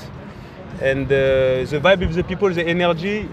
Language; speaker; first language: English; non-native, learner; French